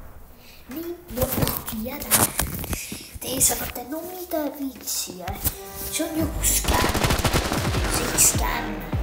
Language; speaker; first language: Finnish; early bilingual, other home language; Russian